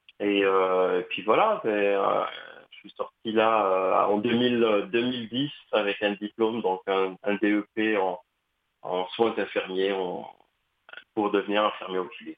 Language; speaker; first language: French; non-native, local second language; Kabyle